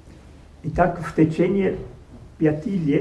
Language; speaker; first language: Russian; non-native, learner; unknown